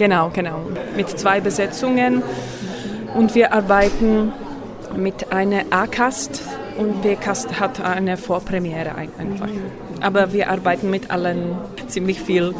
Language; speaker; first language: German; non-native, learner; Czech